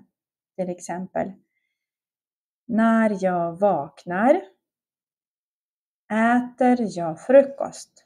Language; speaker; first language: Swedish; non-native, fluent; Russian